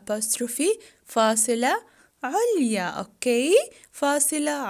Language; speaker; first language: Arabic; native; Arabic